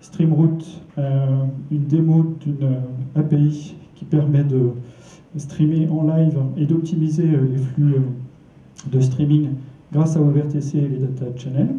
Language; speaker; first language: French; native; French